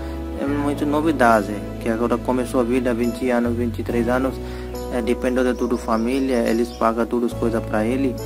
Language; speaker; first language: Portuguese; non-native, learner; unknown